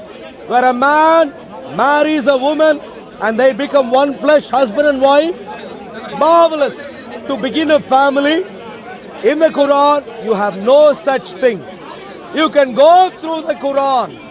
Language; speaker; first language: English; non-native, fluent; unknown